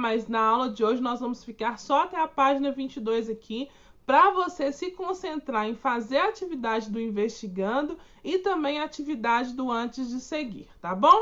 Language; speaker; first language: Portuguese; native; Portuguese